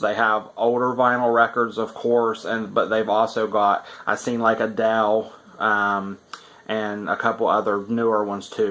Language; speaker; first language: English; native; English